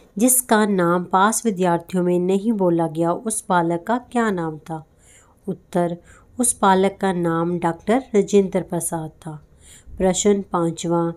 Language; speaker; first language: Hindi; non-native, local second language; Punjabi